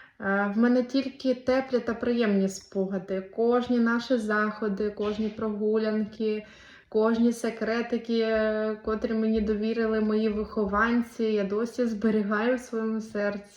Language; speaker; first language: Ukrainian; native; Ukrainian